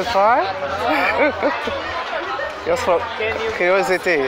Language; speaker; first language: English; non-native, learner; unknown